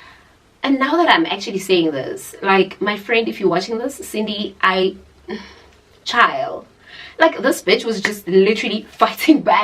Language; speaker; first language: English; non-native, local second language; Zulu